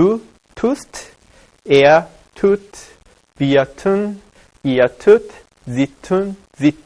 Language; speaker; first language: German; non-native, fluent; Korean